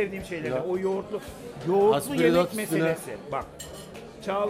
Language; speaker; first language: Turkish; native; Turkish